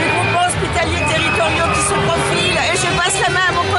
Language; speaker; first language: French; native; French